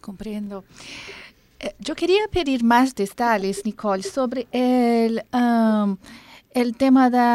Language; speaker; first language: Spanish; non-native, fluent; Portuguese